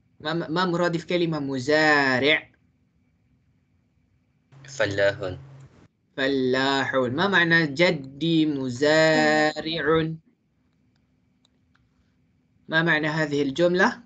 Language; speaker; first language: Arabic; non-native, fluent; Malay